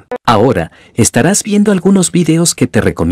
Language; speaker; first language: Spanish; native; Spanish